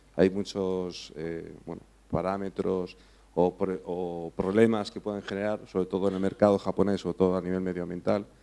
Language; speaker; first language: Spanish; non-native, fluent; English